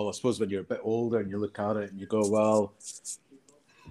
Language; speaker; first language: English; native; English